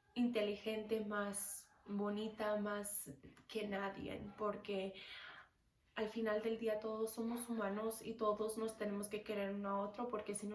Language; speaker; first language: Spanish; early bilingual, heritage; Spanish